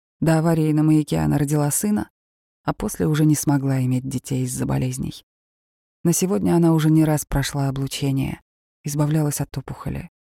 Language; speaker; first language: Russian; native; Russian